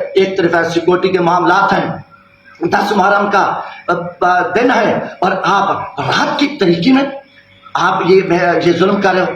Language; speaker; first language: Urdu; non-native, local second language; Saraiki